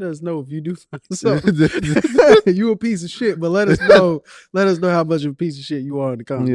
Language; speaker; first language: English; native; English